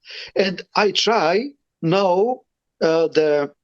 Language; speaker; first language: English; non-native, learner; Romany